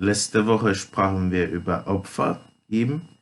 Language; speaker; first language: German; non-native, fluent; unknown